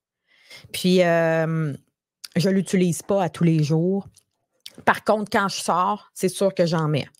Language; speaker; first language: French; native; French